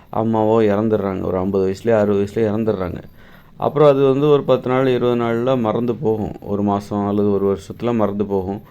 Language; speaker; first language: Tamil; native; Tamil